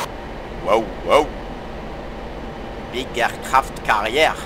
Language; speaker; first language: English; non-native, learner; French